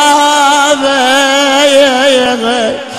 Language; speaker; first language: Arabic; native; Arabic